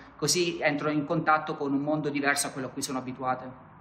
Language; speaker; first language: Italian; native; Italian